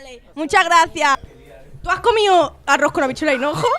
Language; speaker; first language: Spanish; native; Spanish